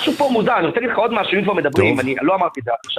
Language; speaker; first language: Hebrew; native; Hebrew